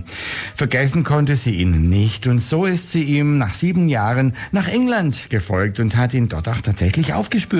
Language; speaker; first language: German; native; German